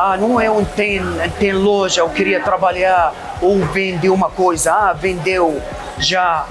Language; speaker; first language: Portuguese; non-native, learner; Arabic